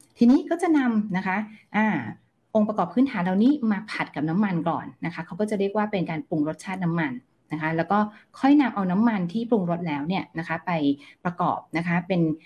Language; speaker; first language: Thai; native; Thai